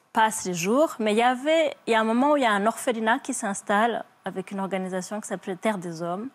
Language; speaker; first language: French; early bilingual, other home language; Kinyarwanda